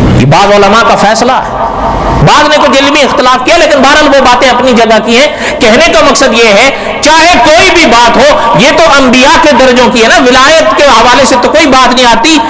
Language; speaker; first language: Urdu; non-native, local second language; Pashto